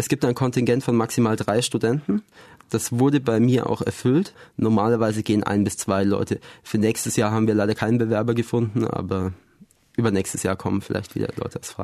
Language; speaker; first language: German; native; German